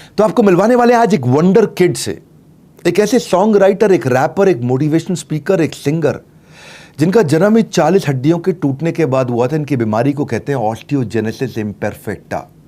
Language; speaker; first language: Hindi; native; Hindi